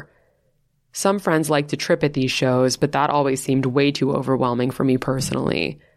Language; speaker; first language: English; native; English